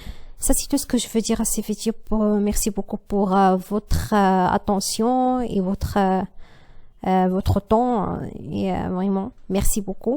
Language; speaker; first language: French; non-native, learner; Arabic